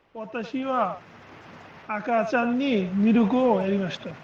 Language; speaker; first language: Japanese; non-native, learner; Bangla